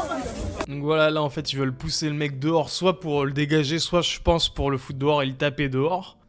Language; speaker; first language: French; native; French